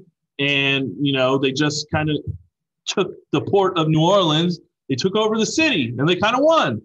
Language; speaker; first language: English; native; English